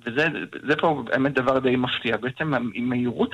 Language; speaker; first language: Hebrew; native; Hebrew